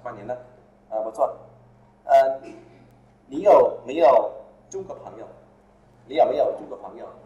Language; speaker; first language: Chinese; non-native, fluent; Vietnamese